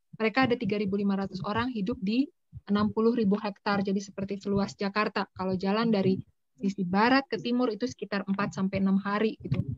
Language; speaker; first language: Indonesian; native; Indonesian